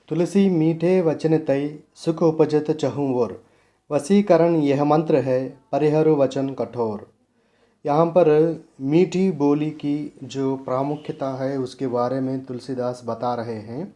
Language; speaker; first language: Hindi; non-native, local second language; Telugu